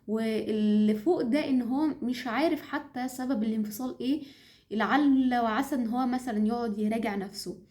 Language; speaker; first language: Arabic; native; Arabic